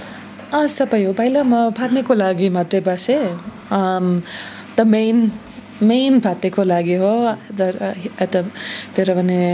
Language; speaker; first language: Nepali; non-native, learner; German